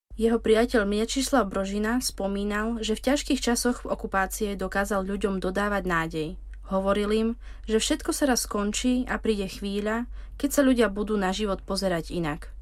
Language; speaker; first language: Slovak; native; Slovak